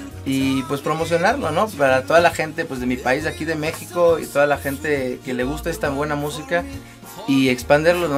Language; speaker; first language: Spanish; native; Spanish